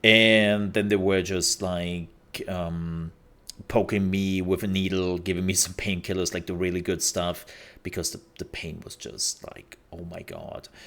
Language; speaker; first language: English; non-native, fluent; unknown